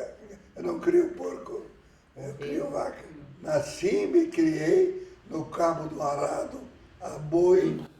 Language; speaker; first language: Portuguese; early bilingual, other home language; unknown